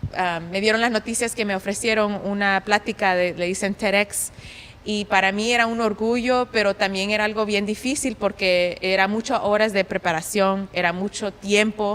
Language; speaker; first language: Spanish; early bilingual, heritage; Spanish